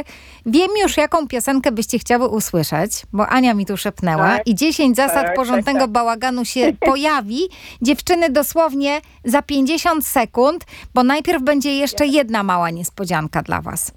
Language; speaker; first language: Polish; native; Polish